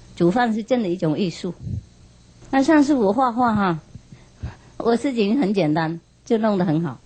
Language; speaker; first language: Chinese; non-native, fluent; Vietnamese